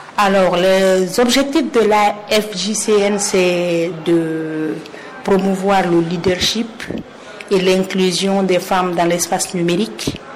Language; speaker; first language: French; non-native, local second language; Mandingo